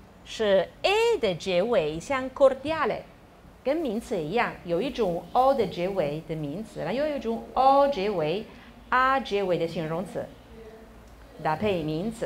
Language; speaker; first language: Chinese; non-native, fluent; Italian